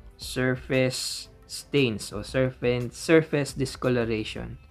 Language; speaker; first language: English; non-native, local second language; Filipino